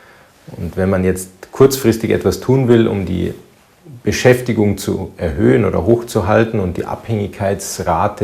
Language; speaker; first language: German; native; German